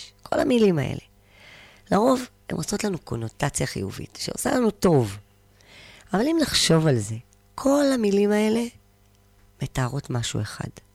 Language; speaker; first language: Hebrew; native; Hebrew